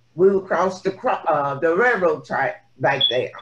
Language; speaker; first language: English; native; English